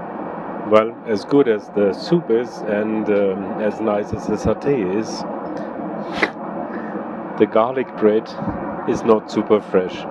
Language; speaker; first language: English; non-native, fluent; German